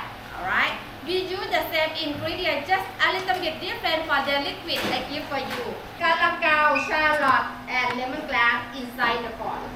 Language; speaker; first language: English; non-native, learner; Thai